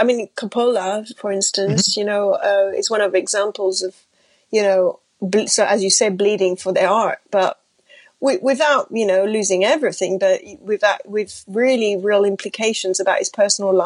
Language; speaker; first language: English; non-native, fluent; French